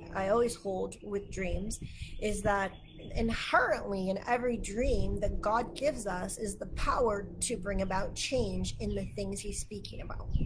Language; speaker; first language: English; native; English